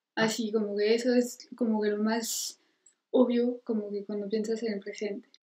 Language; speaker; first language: Spanish; non-native, fluent; French